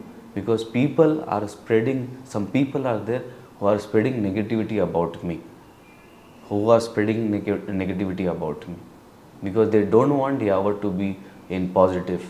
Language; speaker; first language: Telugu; non-native, local second language; Hindi